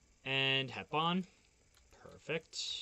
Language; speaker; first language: English; native; English